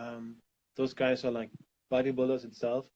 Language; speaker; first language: English; non-native, fluent; German